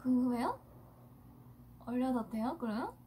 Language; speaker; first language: Korean; non-native, fluent; Japanese